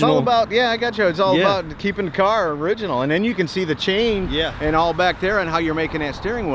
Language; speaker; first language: English; native; English